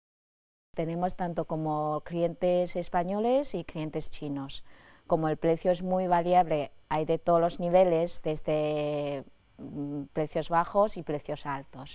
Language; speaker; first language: Spanish; non-native, fluent; Chinese